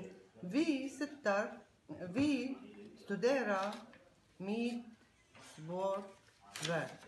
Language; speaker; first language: Swedish; non-native, learner; Arabic